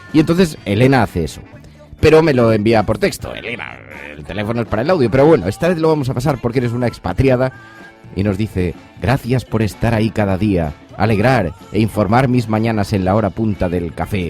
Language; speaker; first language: Spanish; native; Spanish